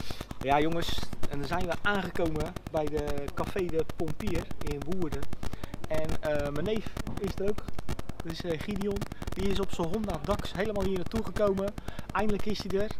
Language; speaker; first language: Dutch; native; Dutch